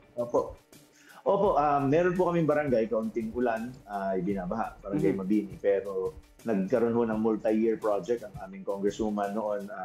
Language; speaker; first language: Filipino; native; Filipino